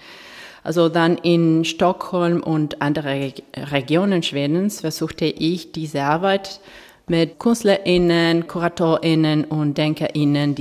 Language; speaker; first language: German; non-native, fluent; Spanish